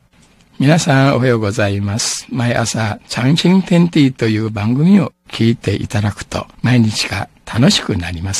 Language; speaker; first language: Japanese; non-native, fluent; Min Nan Chinese